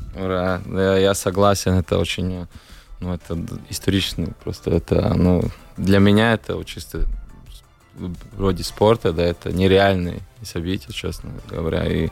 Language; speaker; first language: Russian; non-native, local second language; Latvian